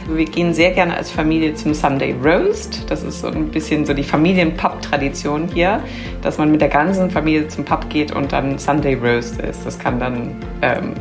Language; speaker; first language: German; native; German